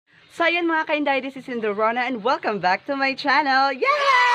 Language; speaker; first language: Filipino; non-native, local second language; Cebuano